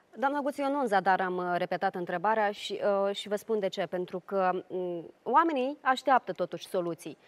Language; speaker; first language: Romanian; native; Romanian